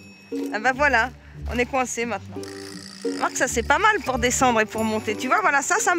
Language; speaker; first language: French; native; French